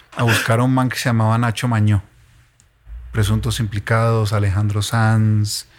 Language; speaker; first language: Spanish; native; Spanish